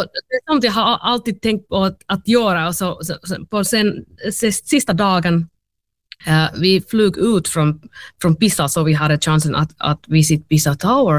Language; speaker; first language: Swedish; non-native, learner; Finnish